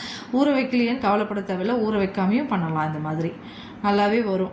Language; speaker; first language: Tamil; native; Tamil